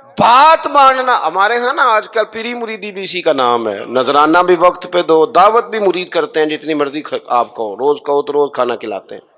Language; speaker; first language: Urdu; non-native, local second language; Punjabi